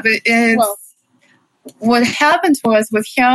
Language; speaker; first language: English; non-native, fluent; Russian